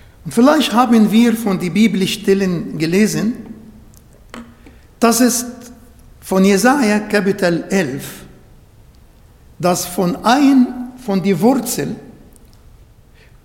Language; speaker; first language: German; non-native, fluent; Arabic